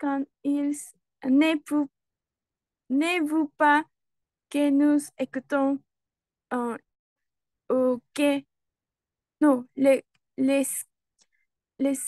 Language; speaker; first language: French; non-native, learner; Spanish